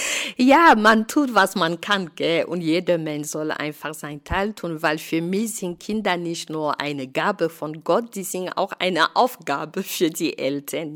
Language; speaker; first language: German; non-native, fluent; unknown